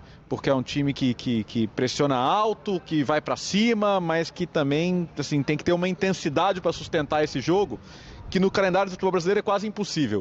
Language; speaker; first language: Portuguese; native; Portuguese